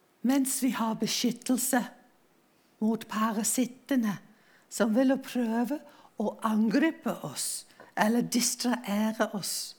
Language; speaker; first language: Norwegian; non-native, fluent; English